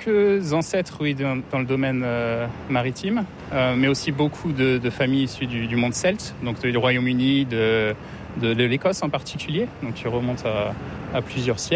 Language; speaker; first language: French; native; French